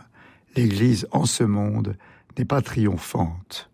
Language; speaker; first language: French; native; French